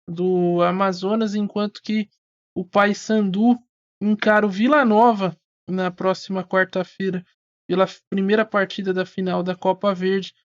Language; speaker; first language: Portuguese; native; Portuguese